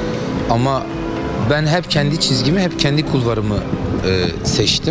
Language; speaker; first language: Turkish; native; Turkish